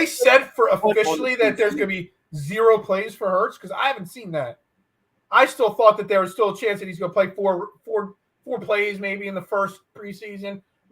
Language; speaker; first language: English; native; English